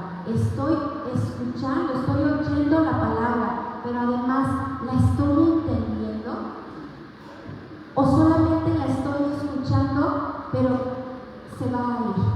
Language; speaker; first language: Spanish; native; Spanish